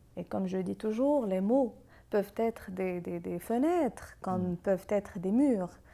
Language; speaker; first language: French; non-native, local second language; Arabic